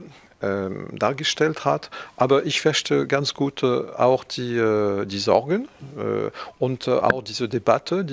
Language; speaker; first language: German; non-native, fluent; French